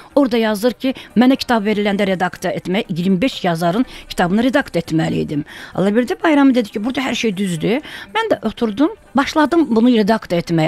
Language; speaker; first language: Azerbaijani; non-native, local second language; Talysh